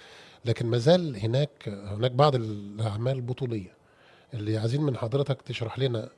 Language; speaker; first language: Arabic; native; Arabic